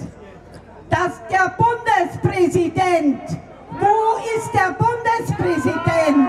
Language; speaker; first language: German; native; German